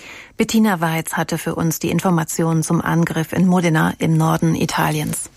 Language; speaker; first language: German; native; German